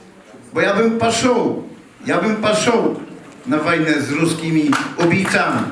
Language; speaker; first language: Polish; early bilingual, heritage; Polish